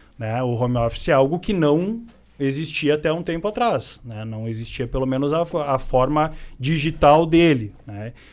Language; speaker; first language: Portuguese; native; Portuguese